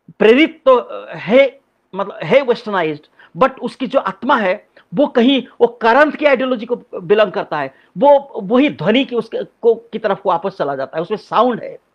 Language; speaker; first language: Hindi; non-native, local second language; Odia